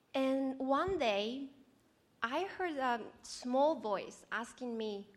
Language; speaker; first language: English; non-native, fluent; Japanese